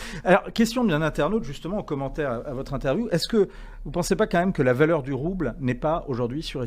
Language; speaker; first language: French; native; French